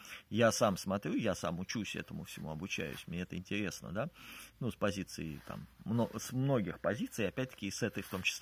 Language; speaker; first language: Russian; native; Russian